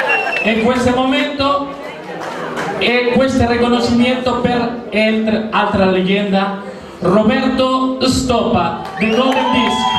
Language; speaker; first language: Italian; non-native, learner; Spanish